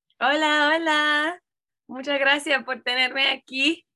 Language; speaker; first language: Spanish; non-native, learner; English